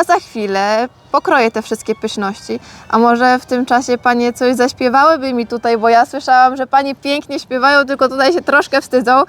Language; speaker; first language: Polish; native; Polish